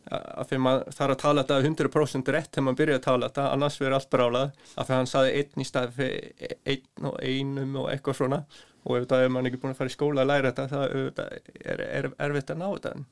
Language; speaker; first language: Icelandic; non-native, fluent; Danish